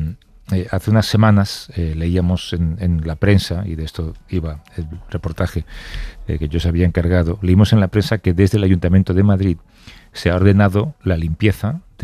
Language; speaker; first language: Spanish; native; Spanish